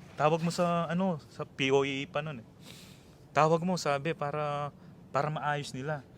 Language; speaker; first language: Filipino; non-native, local second language; Pampanga